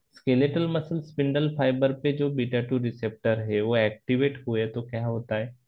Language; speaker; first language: Hindi; non-native, local second language; Marathi